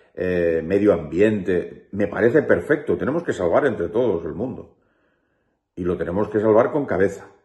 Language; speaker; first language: Spanish; native; Spanish